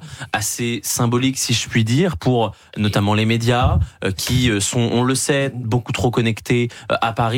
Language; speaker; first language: French; native; French